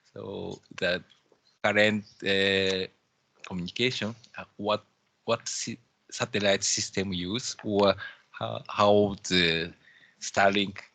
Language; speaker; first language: English; non-native, learner; Japanese